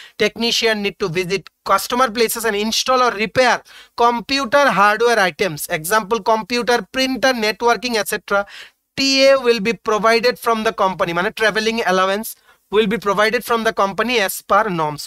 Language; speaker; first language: English; non-native, local second language; Bangla